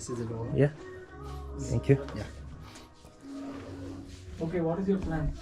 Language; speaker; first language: English; non-native, learner; Korean